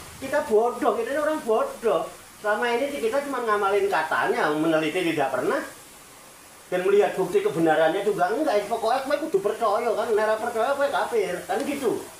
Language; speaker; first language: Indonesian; non-native, local second language; Javanese